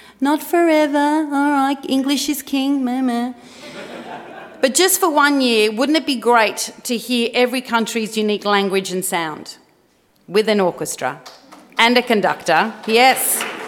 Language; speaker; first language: English; early bilingual, other home language; French